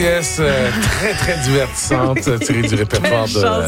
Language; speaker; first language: French; native; French